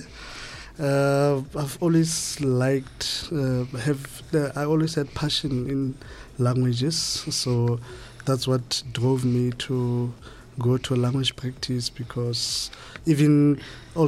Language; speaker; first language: English; non-native, local second language; Southern Sotho